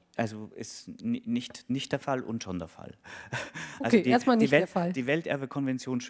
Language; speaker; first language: German; native; German